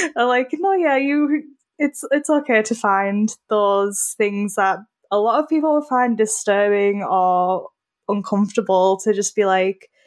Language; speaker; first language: English; native; English